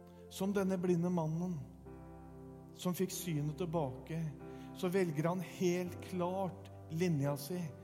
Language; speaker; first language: Norwegian; native; Norwegian